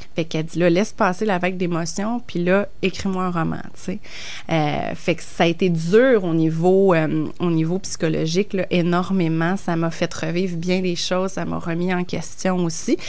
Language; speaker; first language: French; native; French